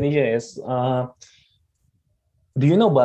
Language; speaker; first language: English; non-native, fluent; Indonesian